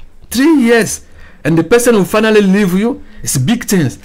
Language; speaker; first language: English; non-native, fluent; Ewe